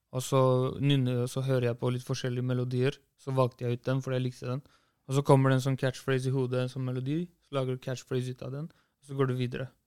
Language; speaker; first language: Norwegian; early bilingual, other home language; Kurdish